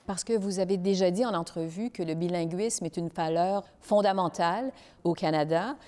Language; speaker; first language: French; native; French